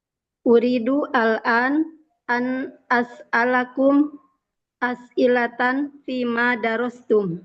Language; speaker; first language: Arabic; non-native, learner; Indonesian